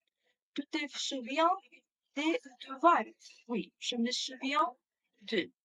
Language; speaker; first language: French; non-native, learner; Spanish